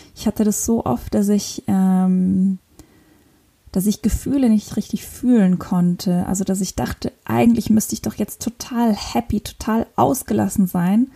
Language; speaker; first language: German; non-native, local second language; Luxembourgish